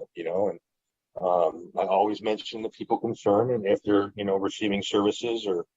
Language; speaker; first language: English; native; English